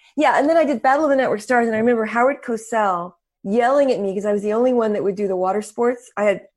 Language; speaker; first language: English; native; English